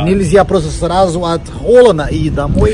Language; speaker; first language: Russian; non-native, fluent; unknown